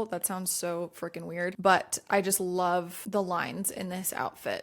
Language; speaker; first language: English; native; English